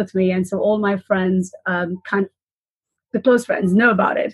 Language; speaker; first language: English; non-native, local second language; Hindi